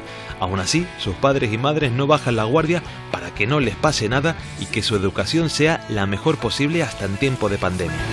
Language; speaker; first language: Spanish; native; Spanish